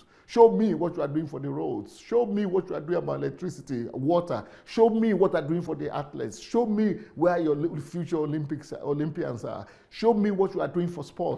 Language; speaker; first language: English; non-native, local second language; Yoruba